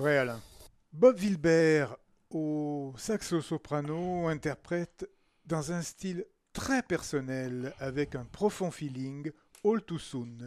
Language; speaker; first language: French; native; French